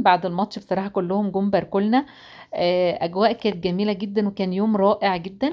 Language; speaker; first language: Arabic; native; Arabic